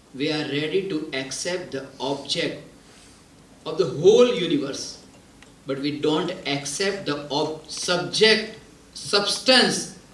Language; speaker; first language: English; non-native, local second language; Hindi